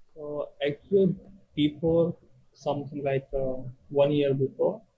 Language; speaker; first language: English; non-native, local second language; Urdu